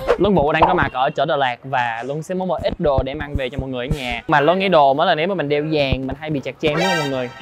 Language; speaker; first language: Vietnamese; native; Vietnamese